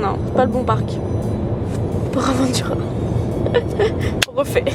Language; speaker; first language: French; native; French